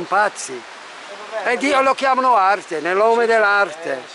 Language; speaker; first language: Italian; non-native, fluent; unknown